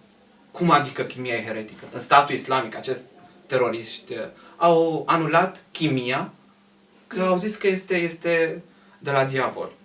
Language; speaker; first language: Romanian; non-native, fluent; Arabic